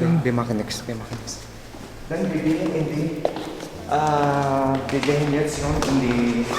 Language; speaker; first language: German; non-native, learner; Filipino